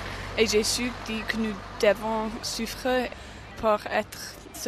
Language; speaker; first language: French; non-native, fluent; English